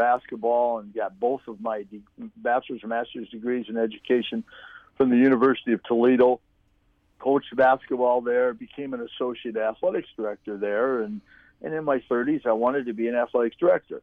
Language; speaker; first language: English; native; English